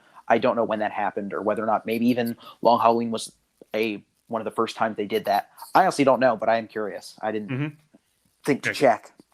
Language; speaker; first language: English; native; English